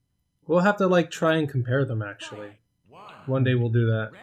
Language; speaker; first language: English; native; English